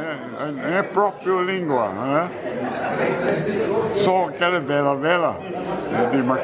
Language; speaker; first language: Portuguese; non-native, learner; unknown